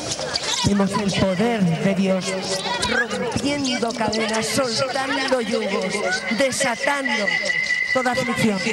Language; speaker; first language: Spanish; native; Spanish